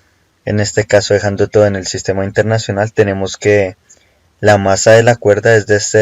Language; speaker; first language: Spanish; native; Spanish